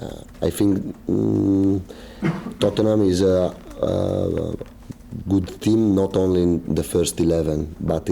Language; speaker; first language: English; non-native, learner; Italian